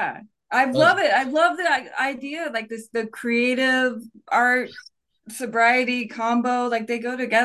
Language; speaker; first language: English; native; English